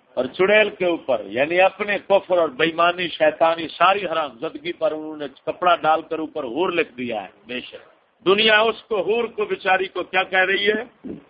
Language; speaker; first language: Urdu; native; Urdu